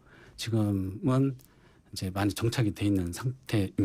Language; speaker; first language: Korean; native; Korean